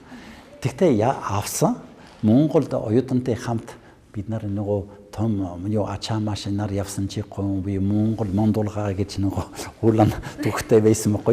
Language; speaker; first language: Mongolian; non-native, fluent; French